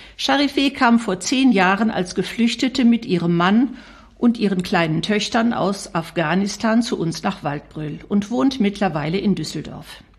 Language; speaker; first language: German; native; German